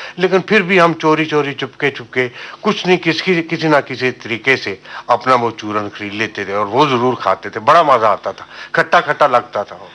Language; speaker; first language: Urdu; non-native, local second language; Punjabi